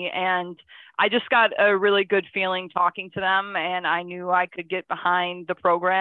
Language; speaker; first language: English; native; English